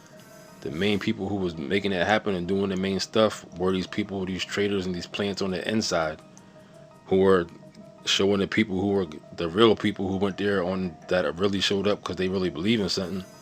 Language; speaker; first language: English; native; English